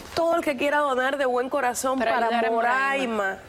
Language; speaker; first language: Spanish; native; Spanish